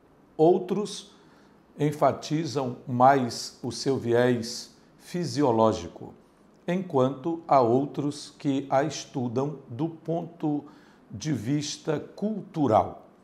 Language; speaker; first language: Portuguese; native; Portuguese